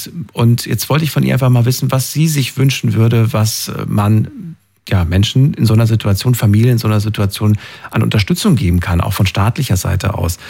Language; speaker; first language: German; native; German